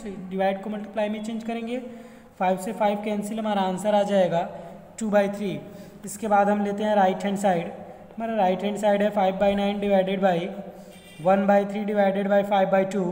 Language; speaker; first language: Hindi; native; Hindi